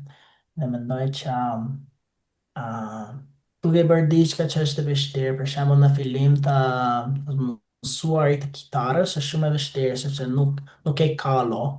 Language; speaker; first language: Albanian; non-native, fluent; English